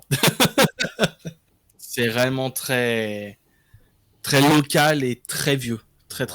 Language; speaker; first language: French; native; French